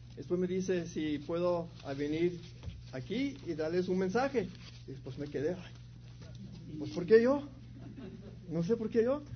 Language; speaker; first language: Spanish; early bilingual, heritage; Spanish